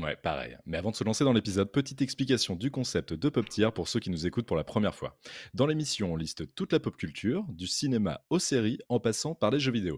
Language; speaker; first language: French; native; French